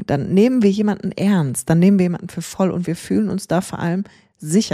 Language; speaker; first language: German; native; German